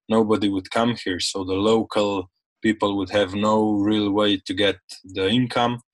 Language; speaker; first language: English; non-native, fluent; Slovenian